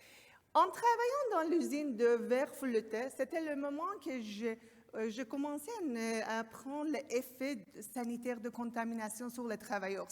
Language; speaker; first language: French; non-native, learner; Persian